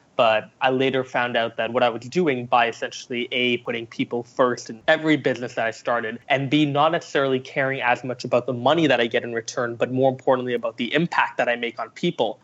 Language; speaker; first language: English; early bilingual, other home language; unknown